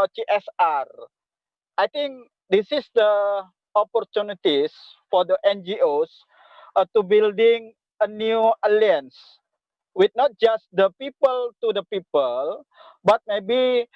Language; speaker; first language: English; non-native, local second language; Indonesian